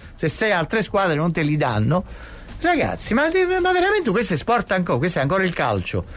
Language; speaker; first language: Italian; native; Italian